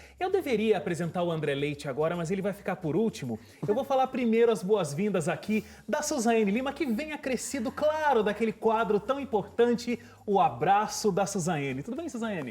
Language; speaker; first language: Portuguese; native; Portuguese